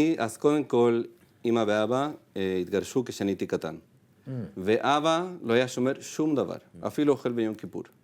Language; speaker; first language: Hebrew; non-native, fluent; Spanish